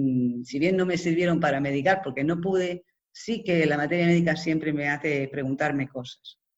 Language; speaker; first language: Spanish; native; Spanish